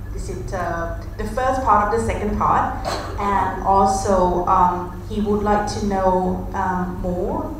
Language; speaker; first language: English; non-native, fluent; Thai